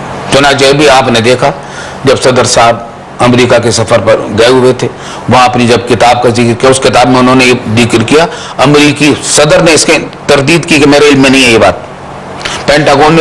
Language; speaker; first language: Urdu; native; Urdu